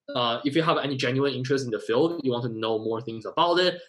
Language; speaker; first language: English; non-native, fluent; Chinese